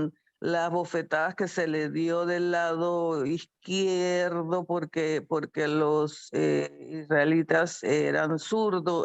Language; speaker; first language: Spanish; native; Spanish